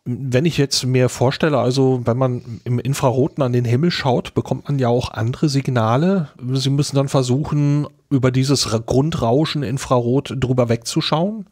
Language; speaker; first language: German; native; German